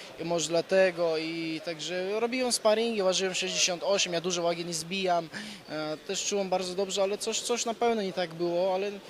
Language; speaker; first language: Polish; non-native, fluent; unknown